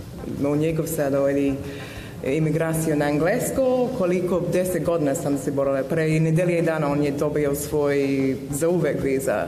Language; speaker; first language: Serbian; non-native, learner; English